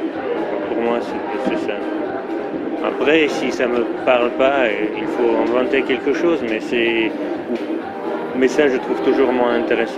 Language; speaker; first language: French; non-native, fluent; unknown